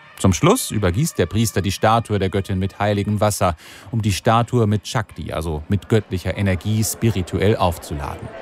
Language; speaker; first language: German; native; German